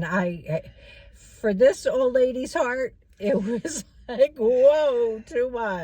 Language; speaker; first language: English; native; English